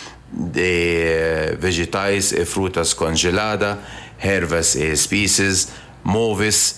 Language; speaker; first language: Portuguese; non-native, learner; Arabic